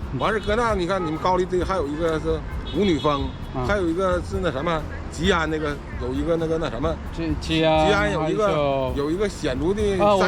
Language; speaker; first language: Chinese; native; Chinese